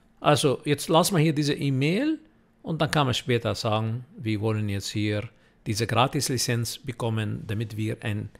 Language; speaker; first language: German; non-native, fluent; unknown